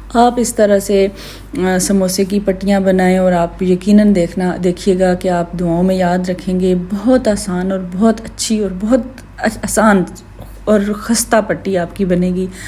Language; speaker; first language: Urdu; native; Urdu